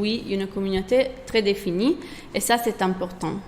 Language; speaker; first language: French; non-native, fluent; Italian